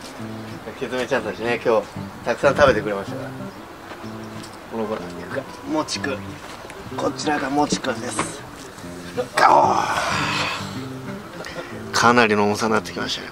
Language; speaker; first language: Japanese; native; Japanese